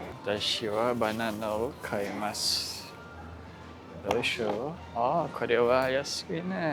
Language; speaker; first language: Japanese; non-native, learner; Portuguese